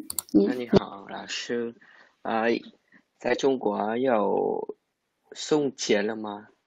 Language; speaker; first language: Chinese; non-native, learner; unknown